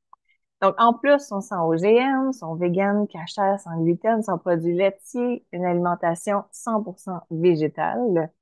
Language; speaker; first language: French; native; French